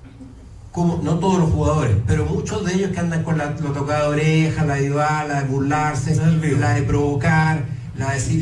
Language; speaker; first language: Spanish; native; Spanish